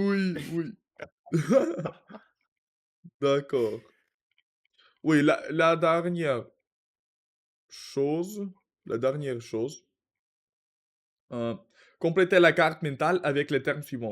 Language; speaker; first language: French; non-native, learner; Russian